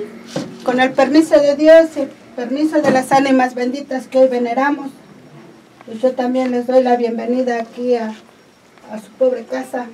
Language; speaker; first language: Spanish; native; Spanish